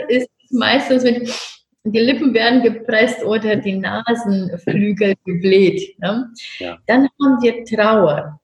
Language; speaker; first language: German; non-native, fluent; Romanian